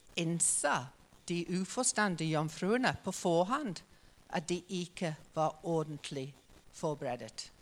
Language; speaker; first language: Norwegian; non-native, fluent; English